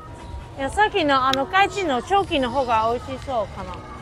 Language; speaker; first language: Japanese; non-native, fluent; Chinese